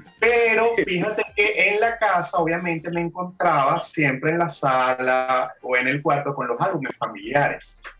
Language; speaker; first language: Spanish; native; Spanish